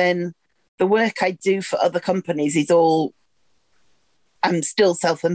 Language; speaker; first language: English; native; English